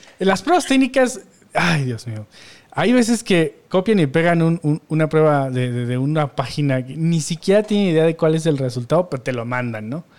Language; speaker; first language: Spanish; native; Spanish